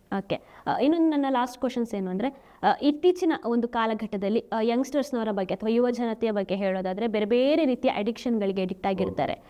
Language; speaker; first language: Kannada; native; Kannada